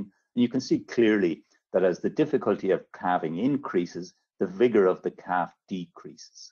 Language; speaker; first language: English; native; English